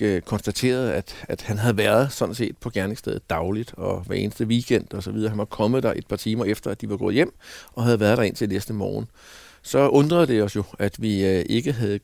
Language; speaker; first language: Danish; native; Danish